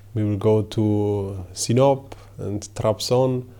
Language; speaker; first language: English; non-native, fluent; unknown